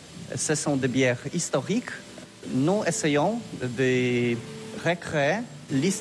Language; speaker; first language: French; non-native, learner; Polish